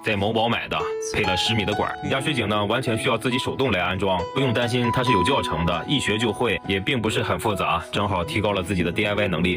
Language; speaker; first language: Chinese; native; Chinese